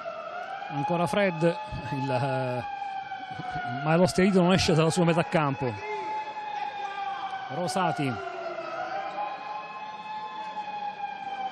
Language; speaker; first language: Italian; native; Italian